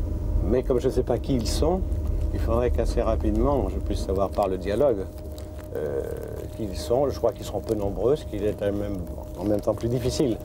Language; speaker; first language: French; native; French